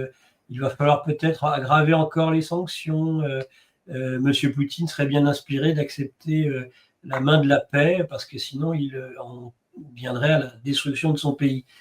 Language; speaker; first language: French; native; French